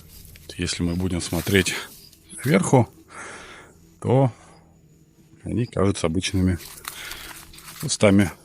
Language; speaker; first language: Russian; native; Russian